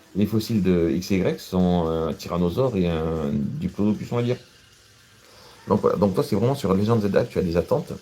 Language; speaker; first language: French; native; French